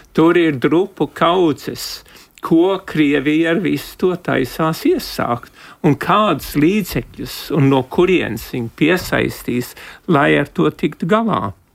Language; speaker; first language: Latvian; early bilingual, heritage; Latvian